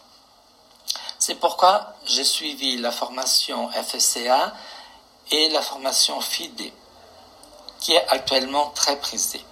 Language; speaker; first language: French; non-native, fluent; Portuguese